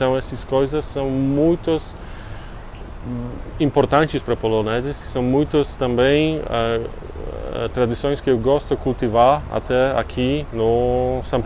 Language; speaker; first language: Portuguese; non-native, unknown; Polish